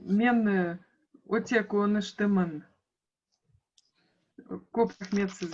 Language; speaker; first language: Kazakh; non-native, local second language; Russian